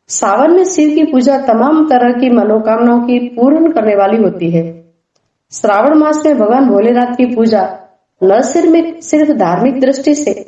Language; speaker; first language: Hindi; non-native, local second language; Gujarati